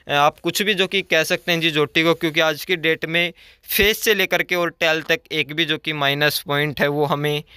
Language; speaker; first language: Hindi; native; Hindi